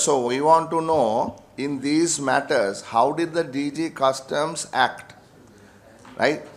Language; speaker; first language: English; non-native, local second language; Sinhala